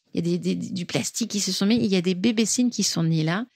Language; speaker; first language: French; native; French